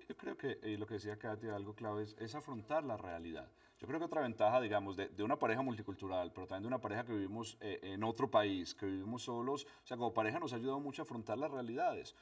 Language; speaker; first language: Spanish; native; Spanish